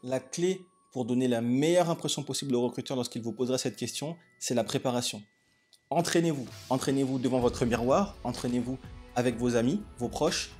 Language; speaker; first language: French; native; French